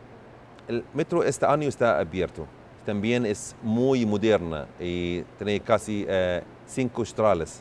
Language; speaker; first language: Spanish; non-native, learner; Arabic